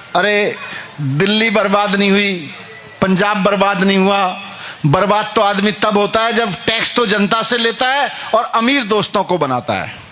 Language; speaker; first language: Hindi; native; Hindi